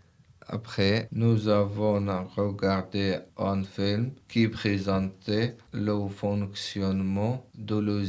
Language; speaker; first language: French; non-native, learner; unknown